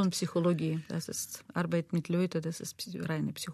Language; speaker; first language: German; non-native, learner; Russian